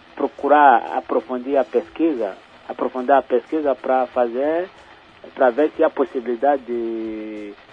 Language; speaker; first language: Portuguese; non-native, fluent; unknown